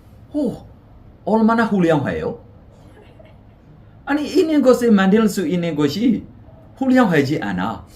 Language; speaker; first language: Korean; non-native, fluent; Burmese